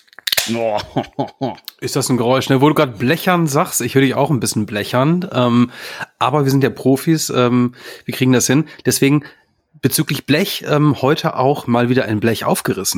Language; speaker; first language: German; native; German